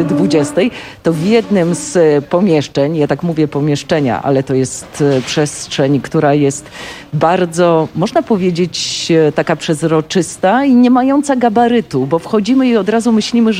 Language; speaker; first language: Polish; native; Polish